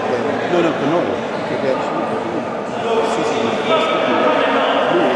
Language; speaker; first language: Italian; non-native, learner; English